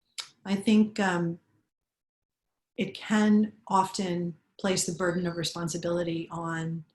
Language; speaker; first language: English; native; English